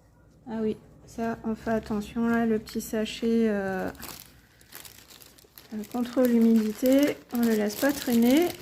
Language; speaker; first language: French; native; French